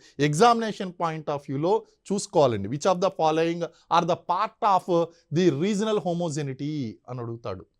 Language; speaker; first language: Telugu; native; Telugu